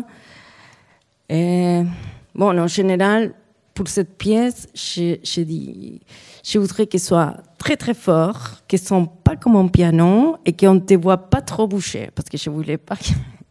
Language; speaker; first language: French; non-native, fluent; Spanish